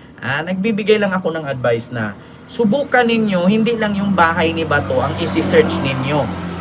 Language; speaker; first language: Filipino; non-native, local second language; Cebuano